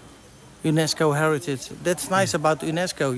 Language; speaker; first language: English; non-native, learner; Dutch